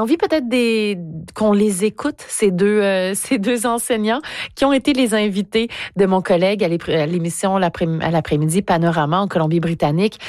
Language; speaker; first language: French; native; French